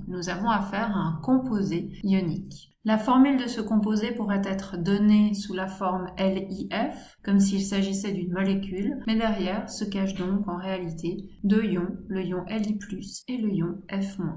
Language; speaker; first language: French; native; French